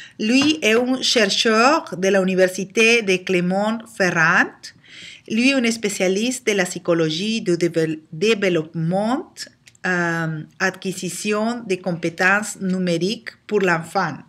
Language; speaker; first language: French; non-native, learner; Spanish